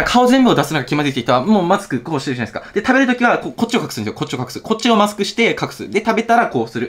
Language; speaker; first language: Japanese; native; Japanese